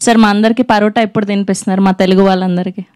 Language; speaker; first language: Telugu; native; Telugu